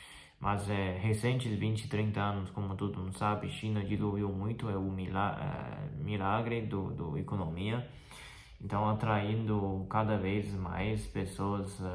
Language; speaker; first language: Portuguese; non-native, fluent; Chinese